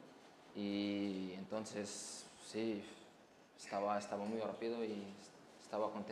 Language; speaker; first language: Spanish; non-native, learner; French